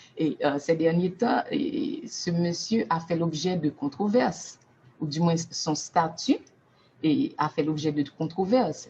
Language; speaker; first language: French; non-native, local second language; Haitian Creole